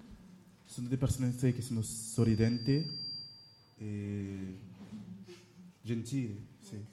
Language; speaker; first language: Italian; non-native, learner; French